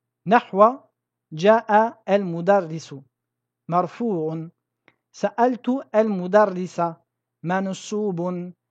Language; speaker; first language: Arabic; non-native, fluent; French